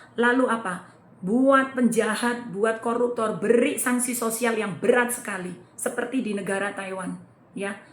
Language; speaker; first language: Indonesian; native; Indonesian